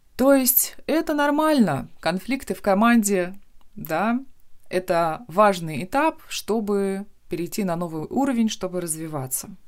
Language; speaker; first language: Russian; native; Russian